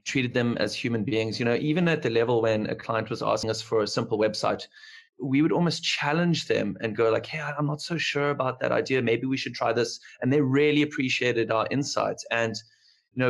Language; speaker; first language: English; native; English